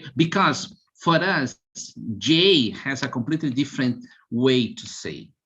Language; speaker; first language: English; non-native, fluent; Portuguese